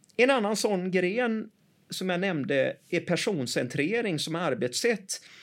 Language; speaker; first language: Swedish; early bilingual, other home language; Persian